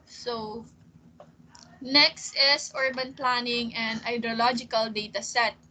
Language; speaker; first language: English; non-native, local second language; Filipino